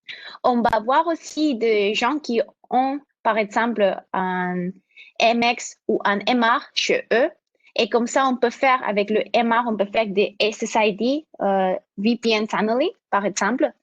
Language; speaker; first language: French; non-native, fluent; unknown